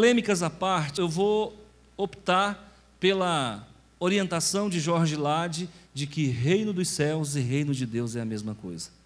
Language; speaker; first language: Portuguese; native; Portuguese